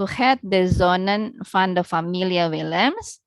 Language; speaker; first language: Dutch; non-native, learner; Indonesian